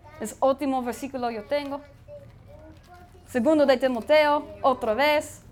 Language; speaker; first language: Spanish; non-native, learner; English